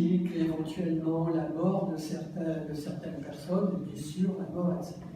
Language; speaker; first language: French; native; French